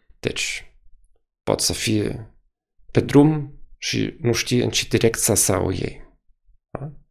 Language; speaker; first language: Romanian; non-native, fluent; German